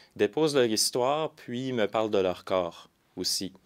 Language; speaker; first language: French; native; French